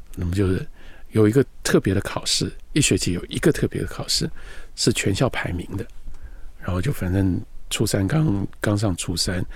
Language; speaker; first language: Chinese; native; Chinese